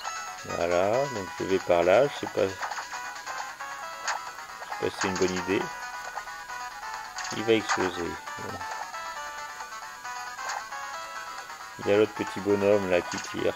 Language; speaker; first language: French; native; French